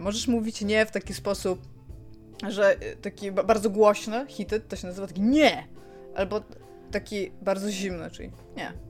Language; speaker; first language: Polish; native; Polish